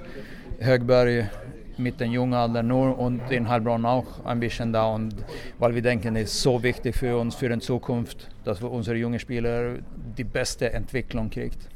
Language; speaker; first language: German; non-native, fluent; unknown